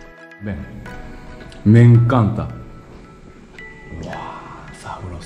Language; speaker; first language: Spanish; non-native, learner; Japanese